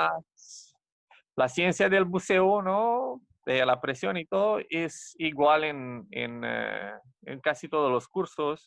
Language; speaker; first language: Spanish; non-native, fluent; Romanian